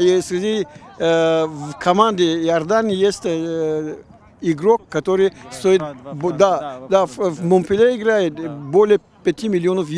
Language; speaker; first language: Russian; non-native, local second language; Tajik